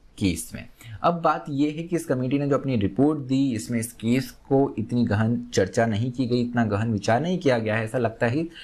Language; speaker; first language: Hindi; native; Hindi